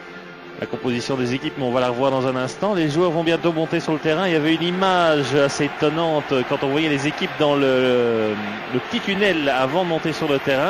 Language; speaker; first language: French; native; French